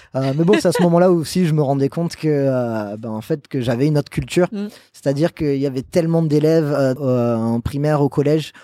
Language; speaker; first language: French; non-native, fluent; English